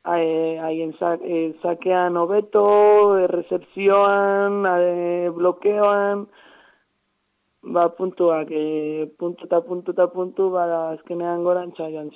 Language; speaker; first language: Basque; non-native, local second language; Spanish